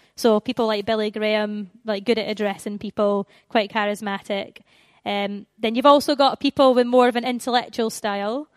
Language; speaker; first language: English; native; English